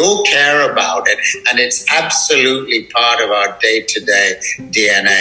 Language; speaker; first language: English; native; English